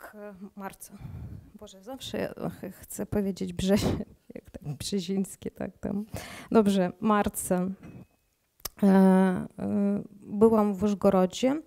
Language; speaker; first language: Polish; non-native, learner; Ukrainian